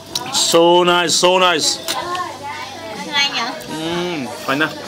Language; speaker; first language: English; non-native, learner; Thai